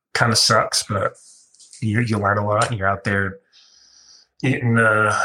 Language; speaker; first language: English; native; English